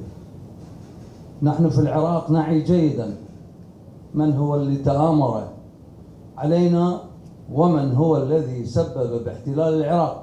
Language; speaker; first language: Arabic; native; Arabic